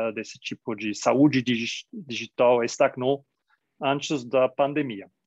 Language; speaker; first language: Portuguese; non-native, fluent; German